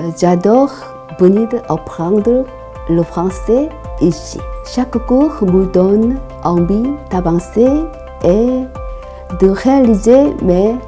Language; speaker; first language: French; non-native, learner; Korean